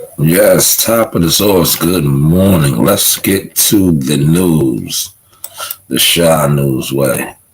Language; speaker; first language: English; native; English